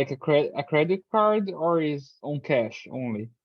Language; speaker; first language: English; non-native, fluent; Portuguese